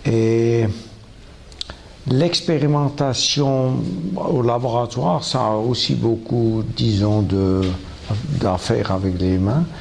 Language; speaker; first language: French; non-native, local second language; German